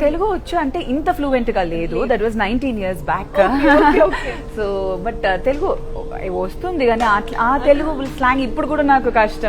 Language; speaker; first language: Telugu; non-native, local second language; Tamil